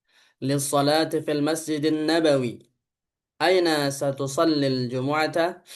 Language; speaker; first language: Arabic; non-native, fluent; Indonesian